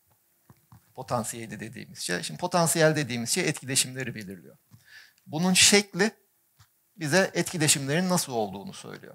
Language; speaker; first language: Turkish; native; Turkish